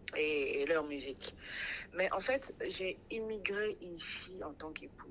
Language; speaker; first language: French; non-native, local second language; Sango